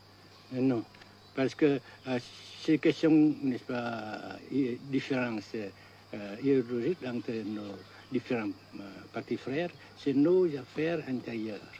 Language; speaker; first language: French; non-native, fluent; Vietnamese